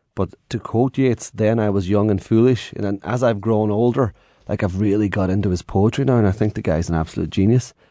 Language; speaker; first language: English; native; English